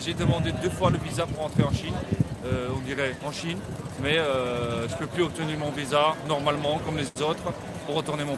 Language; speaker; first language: French; non-native, learner; Uyghur